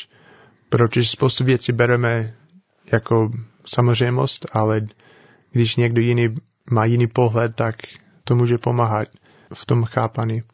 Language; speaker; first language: Czech; non-native, fluent; English